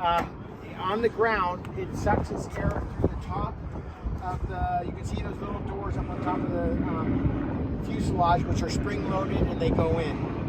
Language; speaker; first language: English; native; English